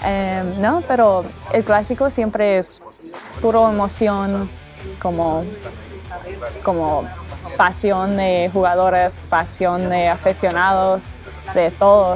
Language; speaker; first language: Spanish; early bilingual, heritage; English